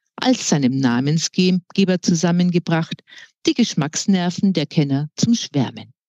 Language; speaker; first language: German; native; German